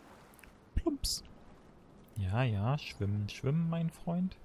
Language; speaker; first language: German; native; German